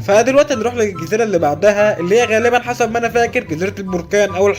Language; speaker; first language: Arabic; native; Arabic